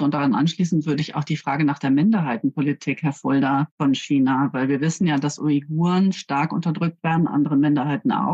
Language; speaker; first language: German; native; German